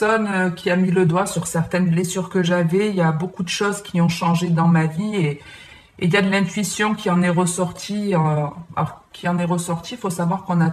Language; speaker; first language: French; native; French